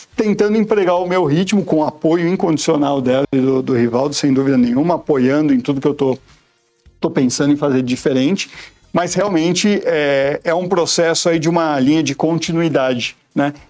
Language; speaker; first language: Portuguese; native; Portuguese